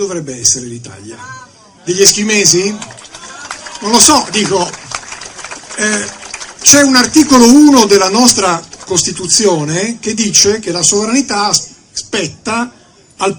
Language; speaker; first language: Italian; native; Italian